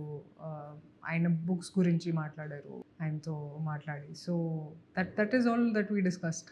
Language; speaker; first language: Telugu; non-native, local second language; Hindi